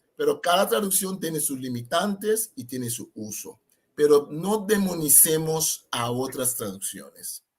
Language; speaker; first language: Spanish; non-native, fluent; Papiamento